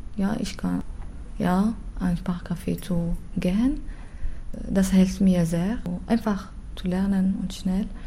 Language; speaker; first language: German; non-native, learner; Arabic